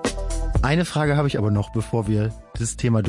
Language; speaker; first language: German; native; German